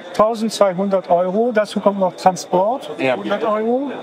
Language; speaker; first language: German; non-native, fluent; French